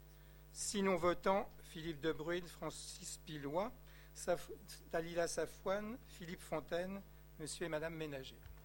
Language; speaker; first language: French; native; French